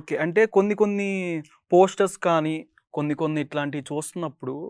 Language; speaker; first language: Telugu; native; Telugu